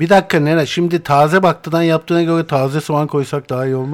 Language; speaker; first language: Turkish; native; Turkish